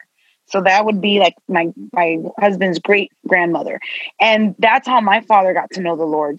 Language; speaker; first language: English; native; English